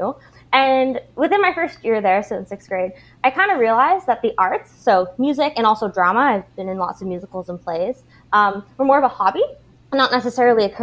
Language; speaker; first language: English; native; English